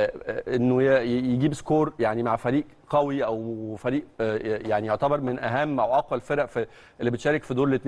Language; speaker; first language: Arabic; native; Arabic